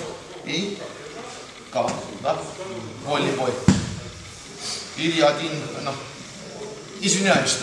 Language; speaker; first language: Russian; non-native, learner; Estonian